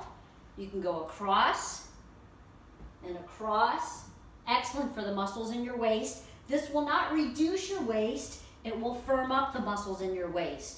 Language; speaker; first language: English; native; English